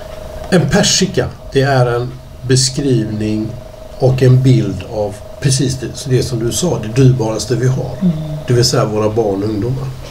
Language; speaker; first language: Swedish; native; Swedish